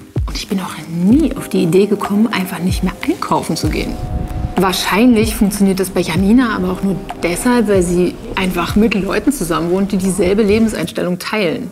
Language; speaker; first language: German; native; German